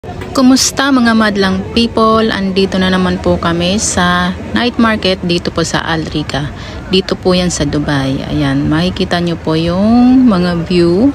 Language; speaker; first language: Filipino; native; Filipino